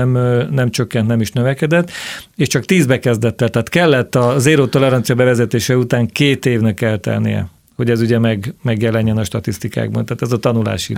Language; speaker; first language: Hungarian; native; Hungarian